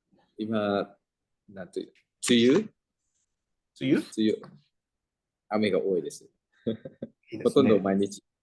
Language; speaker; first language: Japanese; non-native, fluent; Thai